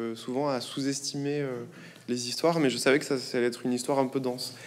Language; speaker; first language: French; native; French